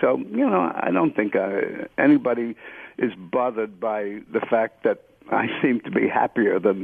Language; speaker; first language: English; native; English